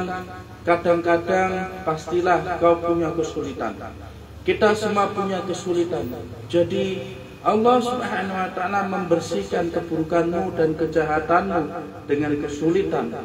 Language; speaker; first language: Indonesian; native; Indonesian